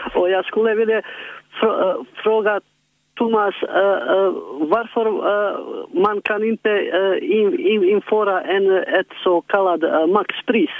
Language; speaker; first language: Swedish; non-native, learner; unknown